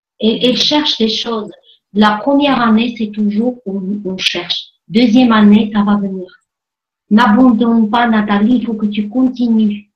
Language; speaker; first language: French; non-native, fluent; Armenian